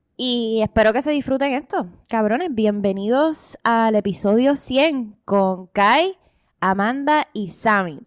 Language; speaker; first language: Spanish; native; Spanish